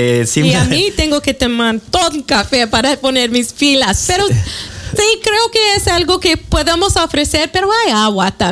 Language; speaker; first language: Spanish; non-native, fluent; English